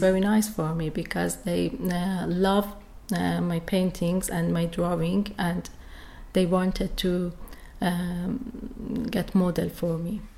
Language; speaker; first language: English; non-native, learner; Persian